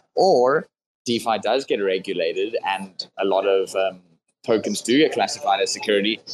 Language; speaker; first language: English; native; English